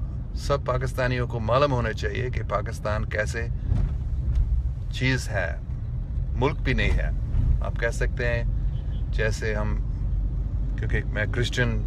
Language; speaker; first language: Hindi; non-native, local second language; English